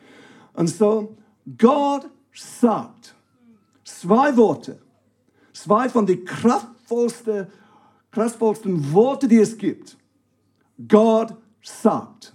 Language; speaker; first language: German; non-native, fluent; English